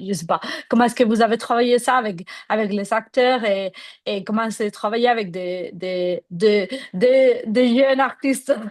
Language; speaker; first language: French; non-native, fluent; Spanish